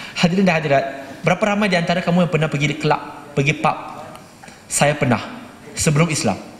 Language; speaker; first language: Malay; native; Malay